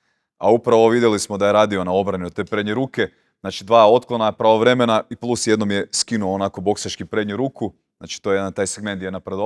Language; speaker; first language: Croatian; native; Croatian